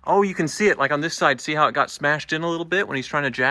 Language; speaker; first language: English; native; English